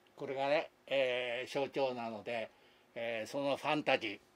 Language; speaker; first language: Japanese; native; Japanese